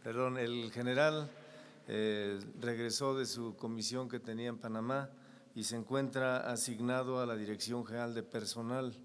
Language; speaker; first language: Spanish; native; Spanish